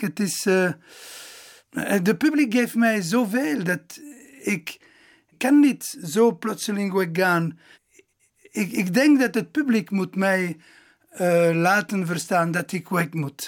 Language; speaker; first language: Dutch; non-native, local second language; Italian